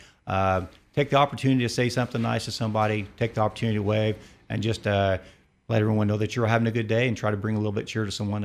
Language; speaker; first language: English; native; English